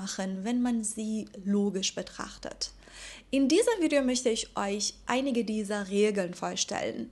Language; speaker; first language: German; non-native, fluent; Persian